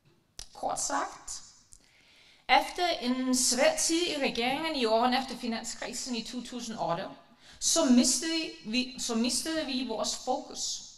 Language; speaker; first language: Danish; non-native, fluent; Icelandic